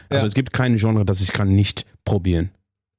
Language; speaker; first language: German; non-native, learner; English